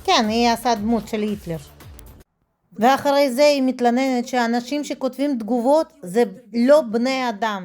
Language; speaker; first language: Hebrew; non-native, fluent; Russian